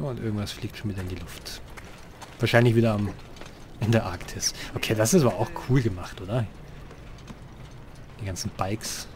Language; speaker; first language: German; native; German